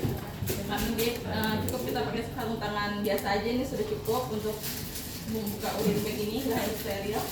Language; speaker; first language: Indonesian; native; Indonesian